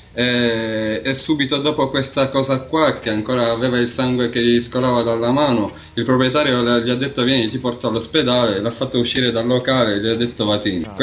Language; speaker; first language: Italian; early bilingual, other home language; Arabic